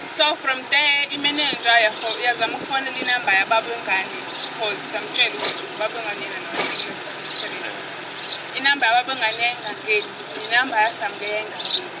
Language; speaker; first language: Zulu; native; Zulu